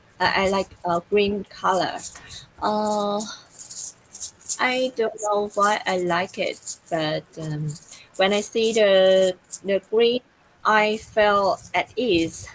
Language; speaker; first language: English; non-native, learner; Vietnamese